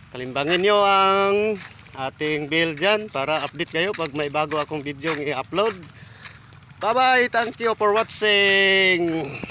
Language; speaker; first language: Filipino; non-native, local second language; Cebuano